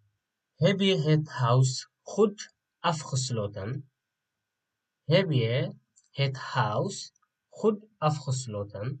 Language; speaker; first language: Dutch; non-native, fluent; Tigrinya